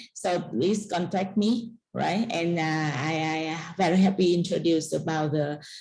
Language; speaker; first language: English; non-native, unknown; Vietnamese